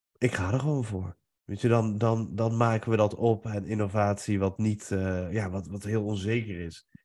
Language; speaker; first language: Dutch; early bilingual, other home language; Persian